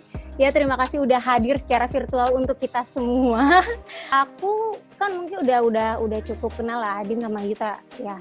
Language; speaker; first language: Indonesian; native; Indonesian